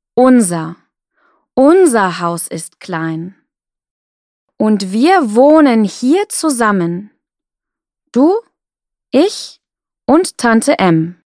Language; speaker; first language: German; non-native, fluent; Russian